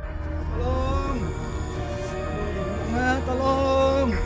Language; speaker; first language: Indonesian; non-native, local second language; Javanese